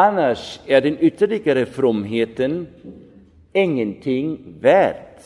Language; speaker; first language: Swedish; non-native, fluent; German